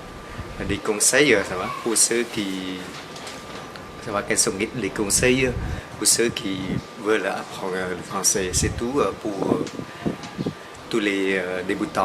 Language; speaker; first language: French; non-native, fluent; Khmer